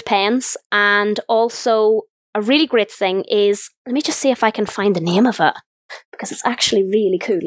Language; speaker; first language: English; native; English